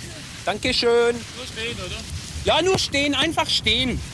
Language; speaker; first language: German; non-native, local second language; French